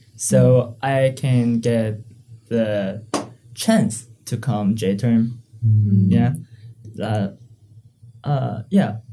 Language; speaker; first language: English; non-native, learner; Korean